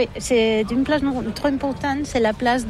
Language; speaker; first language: French; non-native, learner; Catalan